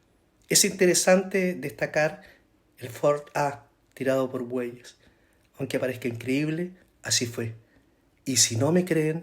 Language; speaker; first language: Spanish; native; Spanish